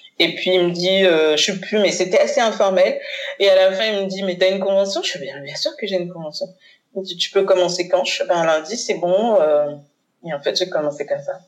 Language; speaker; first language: French; early bilingual, other home language; Haitian Creole